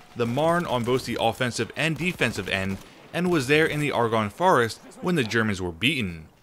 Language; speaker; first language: English; native; English